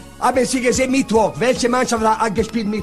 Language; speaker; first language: German; non-native, learner; Italian